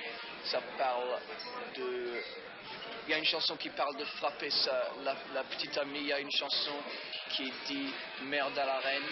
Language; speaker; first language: French; early bilingual, heritage; French